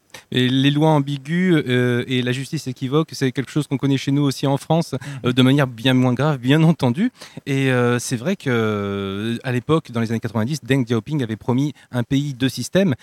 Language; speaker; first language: French; native; French